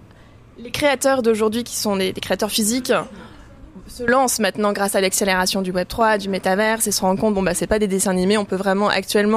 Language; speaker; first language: French; native; French